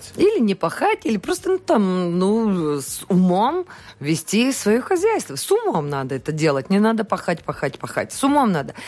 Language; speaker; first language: Russian; non-native, local second language; Latvian